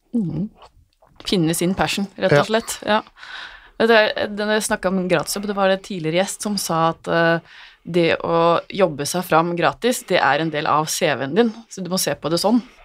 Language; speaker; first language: Norwegian; native; Norwegian